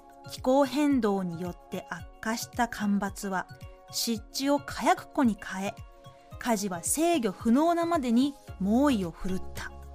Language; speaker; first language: Japanese; native; Japanese